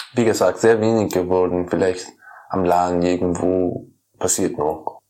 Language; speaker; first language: German; non-native, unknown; Persian